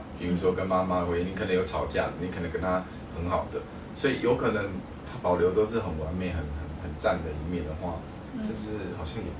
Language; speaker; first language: Chinese; native; Chinese